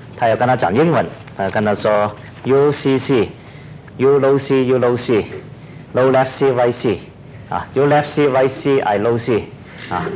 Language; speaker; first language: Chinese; non-native, local second language; Cantonese